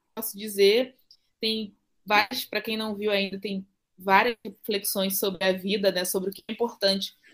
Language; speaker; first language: Portuguese; native; Portuguese